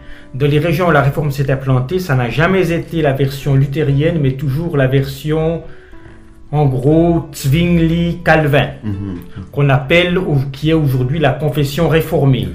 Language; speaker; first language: French; native; French